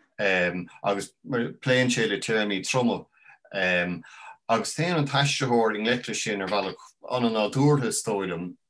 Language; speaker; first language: Irish; non-native, local second language; English